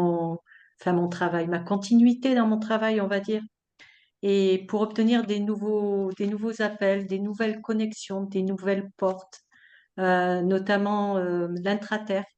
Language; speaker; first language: French; native; French